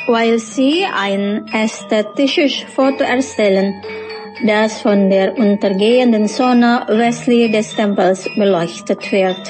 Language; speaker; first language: German; non-native, fluent; Indonesian